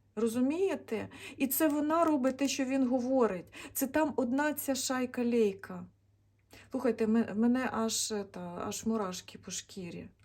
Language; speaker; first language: Ukrainian; native; Ukrainian